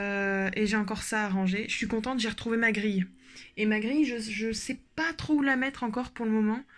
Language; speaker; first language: French; native; French